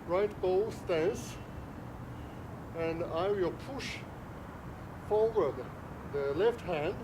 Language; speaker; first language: English; non-native, fluent; Chinese